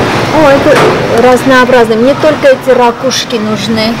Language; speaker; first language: Russian; non-native, fluent; Armenian